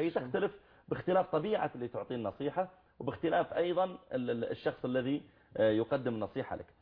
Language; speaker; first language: Arabic; native; Arabic